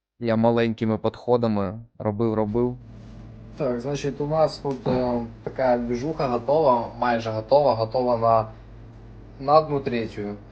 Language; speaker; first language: Ukrainian; non-native, local second language; Russian